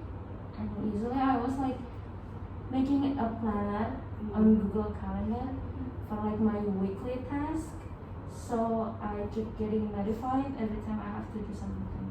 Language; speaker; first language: English; non-native, fluent; Indonesian